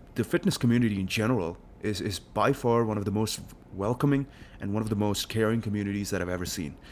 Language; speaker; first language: English; non-native, local second language; Telugu